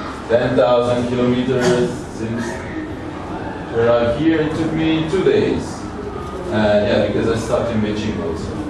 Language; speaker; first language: English; non-native, learner; Italian